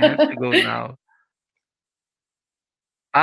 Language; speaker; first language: English; non-native, learner; Portuguese